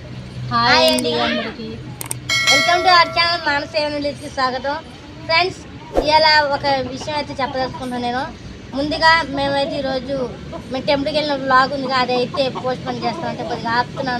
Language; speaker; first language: Telugu; native; Telugu